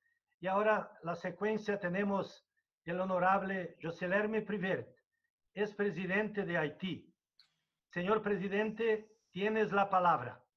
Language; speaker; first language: Spanish; non-native, fluent; Portuguese